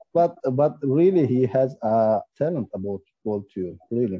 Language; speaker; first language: English; non-native, learner; Turkish